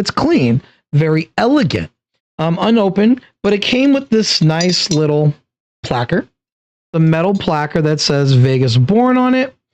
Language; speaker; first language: English; native; English